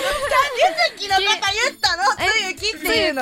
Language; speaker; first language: Japanese; native; Japanese